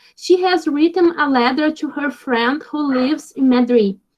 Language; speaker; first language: English; non-native, fluent; Portuguese